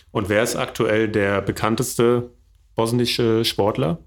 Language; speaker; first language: German; native; German